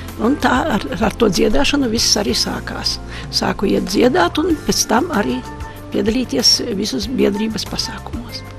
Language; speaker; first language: Latvian; non-native, local second language; Polish